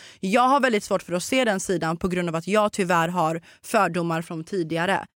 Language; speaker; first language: Swedish; early bilingual, other home language; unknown